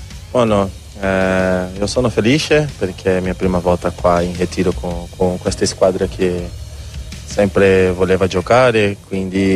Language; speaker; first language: Italian; non-native, learner; Portuguese